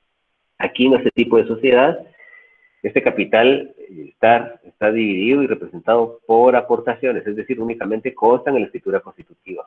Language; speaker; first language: Spanish; native; Spanish